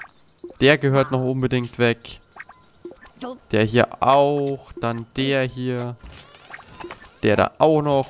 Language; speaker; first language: German; native; German